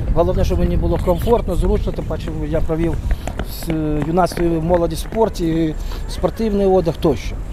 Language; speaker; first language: Ukrainian; non-native, local second language; Russian